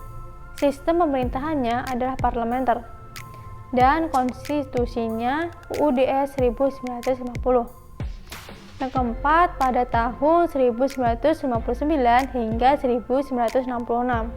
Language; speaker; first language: Indonesian; native; Indonesian